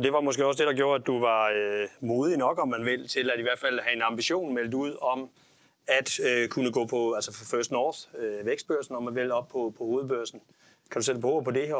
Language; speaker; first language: Danish; native; Danish